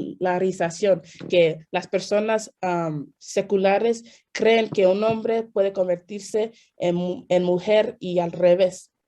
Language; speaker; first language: Spanish; early bilingual, heritage; Spanish